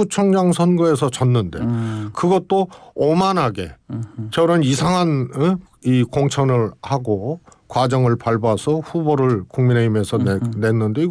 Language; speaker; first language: Korean; native; Korean